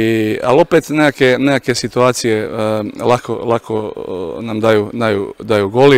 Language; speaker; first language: Slovak; non-native, learner; Croatian